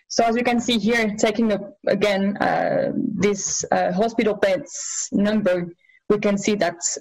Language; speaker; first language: English; non-native, fluent; French